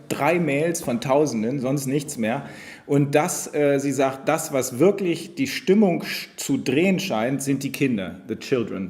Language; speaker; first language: German; native; German